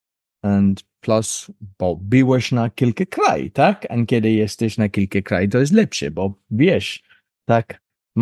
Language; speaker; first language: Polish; non-native, learner; English